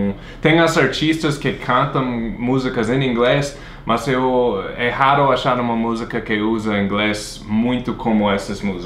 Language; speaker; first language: Portuguese; non-native, fluent; English